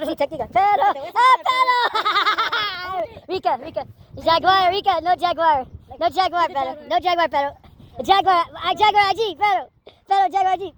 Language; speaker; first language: Spanish; non-native, learner; English